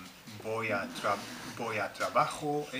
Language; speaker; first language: Spanish; non-native, learner; English